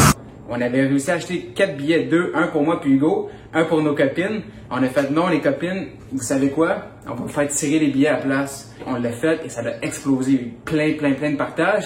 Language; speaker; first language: French; native; French